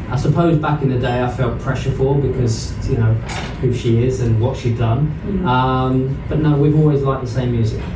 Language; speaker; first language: English; native; English